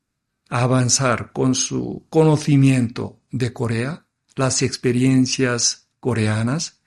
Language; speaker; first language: Spanish; non-native, fluent; Korean